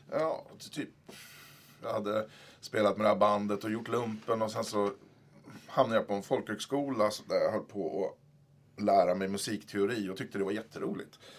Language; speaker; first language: Swedish; native; Swedish